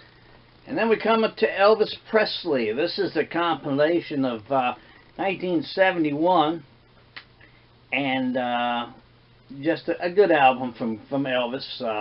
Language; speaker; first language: English; native; English